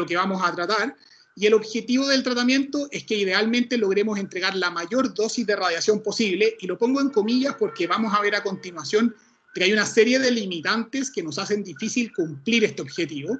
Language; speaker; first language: Spanish; native; Spanish